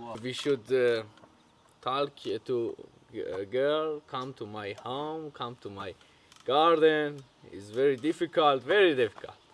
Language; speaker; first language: English; non-native, learner; Persian